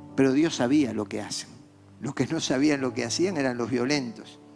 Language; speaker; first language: Spanish; native; Spanish